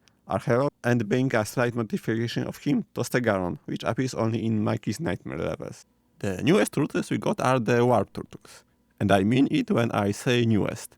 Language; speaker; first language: English; non-native, fluent; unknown